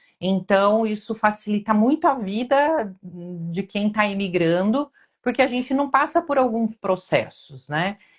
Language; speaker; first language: Portuguese; native; Portuguese